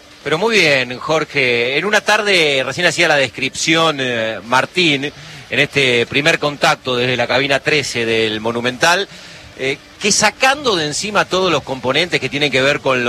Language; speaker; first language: Spanish; native; Spanish